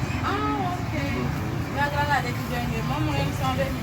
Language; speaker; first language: Portuguese; non-native, learner; Haitian Creole